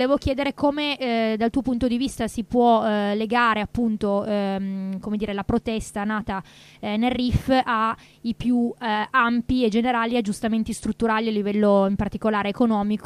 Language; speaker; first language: Italian; native; Italian